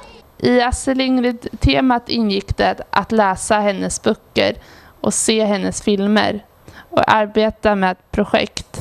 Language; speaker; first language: Swedish; native; Swedish